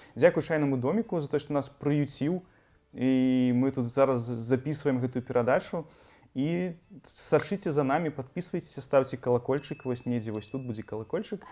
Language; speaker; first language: Belarusian; native; Belarusian